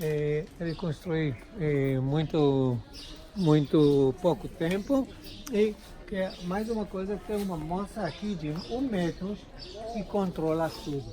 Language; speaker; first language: Portuguese; non-native, learner; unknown